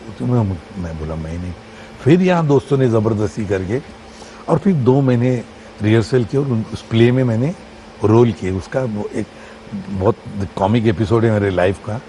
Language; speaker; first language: Hindi; non-native, local second language; Marathi